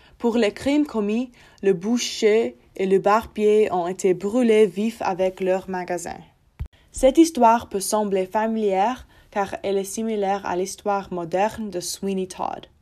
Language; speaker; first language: French; non-native, learner; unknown